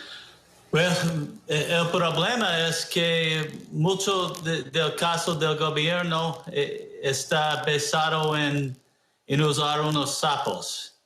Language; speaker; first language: Spanish; non-native, fluent; English